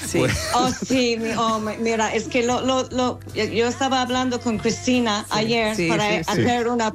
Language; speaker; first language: Spanish; non-native, learner; English